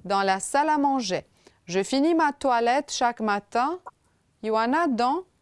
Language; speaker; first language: French; non-native, fluent; Romanian